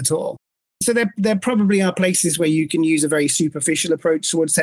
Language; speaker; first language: English; native; English